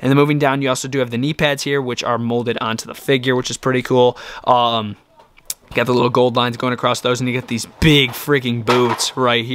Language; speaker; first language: English; native; English